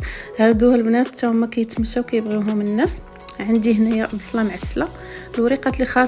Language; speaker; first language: Arabic; native; Arabic